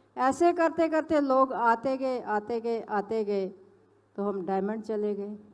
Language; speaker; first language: Hindi; non-native, local second language; Punjabi